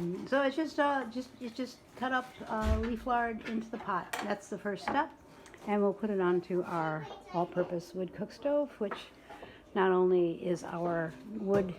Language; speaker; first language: English; native; English